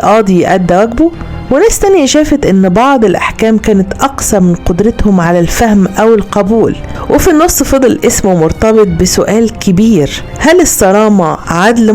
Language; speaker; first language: Arabic; native; Arabic